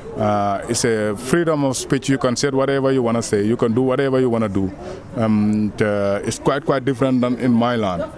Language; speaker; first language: English; non-native, local second language; Wolof